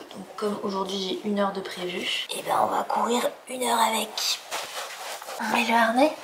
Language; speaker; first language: French; native; French